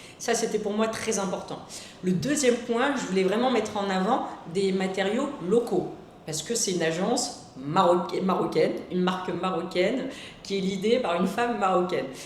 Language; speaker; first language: French; native; French